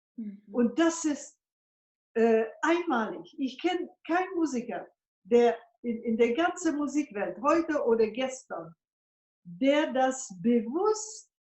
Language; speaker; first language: German; non-native, fluent; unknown